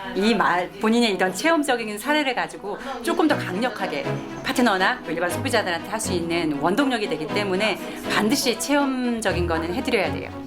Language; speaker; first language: Korean; native; Korean